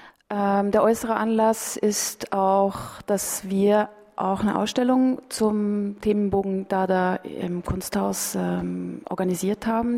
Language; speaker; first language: German; native; German